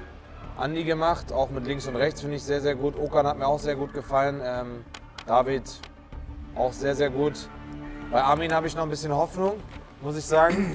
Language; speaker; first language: German; native; German